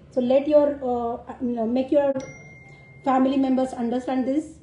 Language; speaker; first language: Hindi; non-native, local second language; Marathi